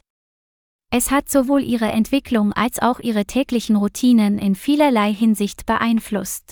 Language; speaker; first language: German; non-native, learner; Vietnamese